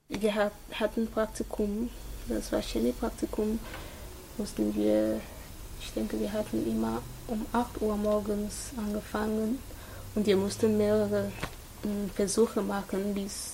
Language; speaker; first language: German; non-native, fluent; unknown